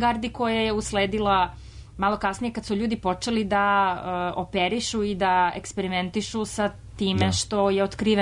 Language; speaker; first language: Serbian; native; Serbian